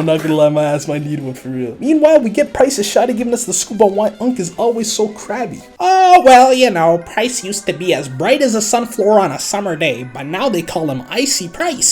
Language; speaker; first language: English; native; English